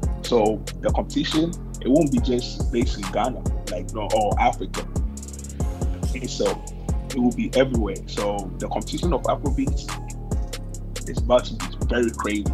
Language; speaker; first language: English; non-native, local second language; Akan